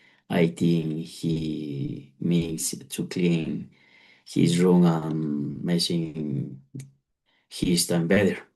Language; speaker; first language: English; non-native, learner; Spanish